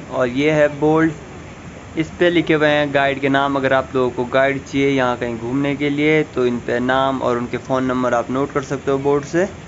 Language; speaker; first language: Hindi; native; Hindi